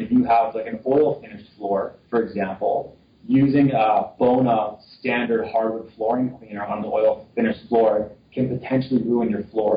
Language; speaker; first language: English; native; English